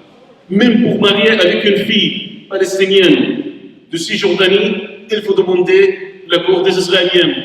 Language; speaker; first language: French; non-native, learner; Arabic